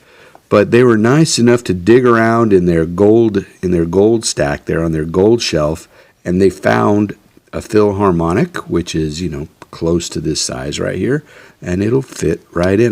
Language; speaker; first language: English; native; English